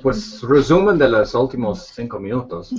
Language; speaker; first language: Spanish; non-native, fluent; English